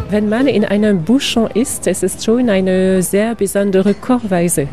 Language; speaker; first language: German; non-native, fluent; French